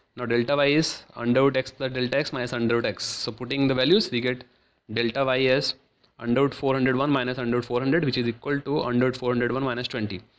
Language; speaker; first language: English; non-native, local second language; Hindi